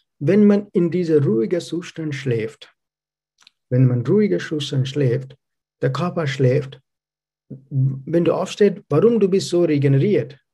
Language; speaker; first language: German; non-native, learner; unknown